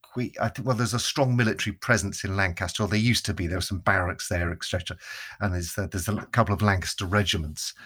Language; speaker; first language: English; native; English